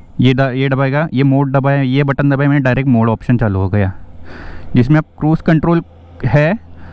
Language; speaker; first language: Hindi; non-native, local second language; Marathi